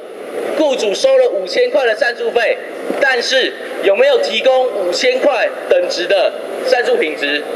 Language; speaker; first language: Chinese; native; Chinese